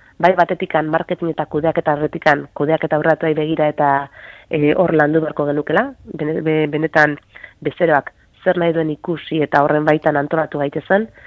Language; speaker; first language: Basque; native; Basque